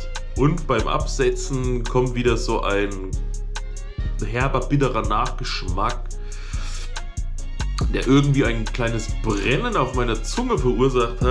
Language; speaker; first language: German; native; German